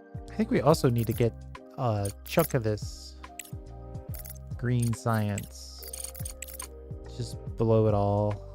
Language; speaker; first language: English; native; English